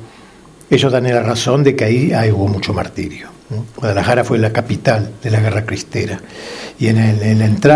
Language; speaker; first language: Spanish; native; Spanish